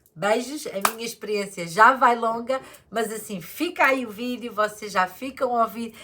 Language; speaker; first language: Portuguese; native; Portuguese